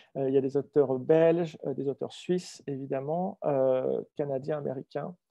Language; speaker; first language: French; native; French